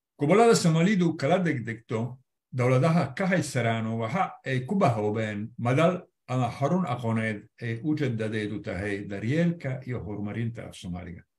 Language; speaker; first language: Somali; non-native, fluent; Italian